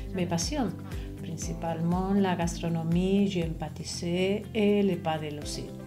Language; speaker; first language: French; non-native, fluent; Spanish